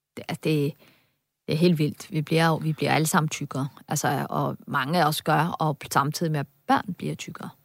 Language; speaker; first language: Danish; early bilingual, other home language; Turkish